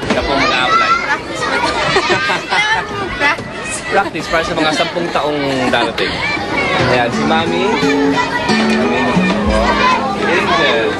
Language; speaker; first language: Filipino; native; Filipino